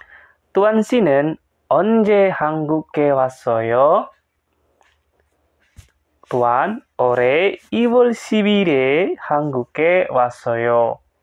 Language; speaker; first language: Korean; non-native, fluent; Indonesian